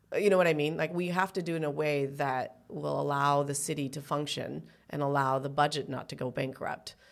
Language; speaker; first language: English; early bilingual, other home language; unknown